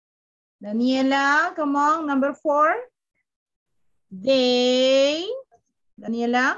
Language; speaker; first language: English; non-native, fluent; Spanish